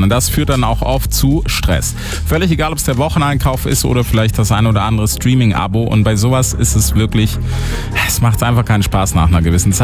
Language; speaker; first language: German; native; German